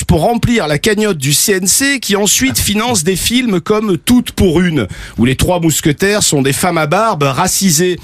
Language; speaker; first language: French; native; French